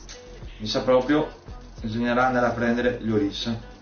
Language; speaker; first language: Italian; native; Italian